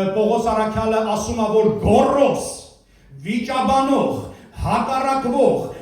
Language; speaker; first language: Armenian; early bilingual, heritage; Armenian